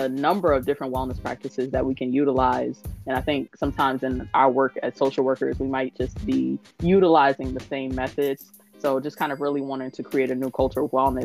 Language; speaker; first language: English; native; English